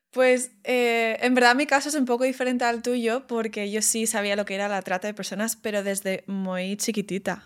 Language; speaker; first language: Spanish; non-native, fluent; English